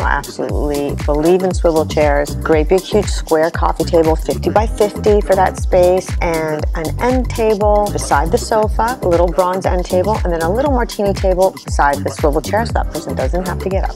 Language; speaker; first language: English; native; English